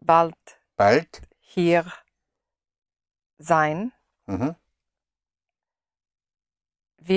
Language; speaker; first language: German; non-native, learner; English